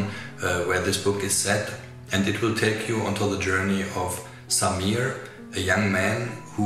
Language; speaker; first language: English; non-native, fluent; German